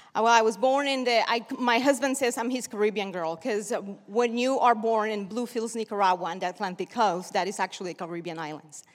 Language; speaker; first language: English; early bilingual, other home language; Spanish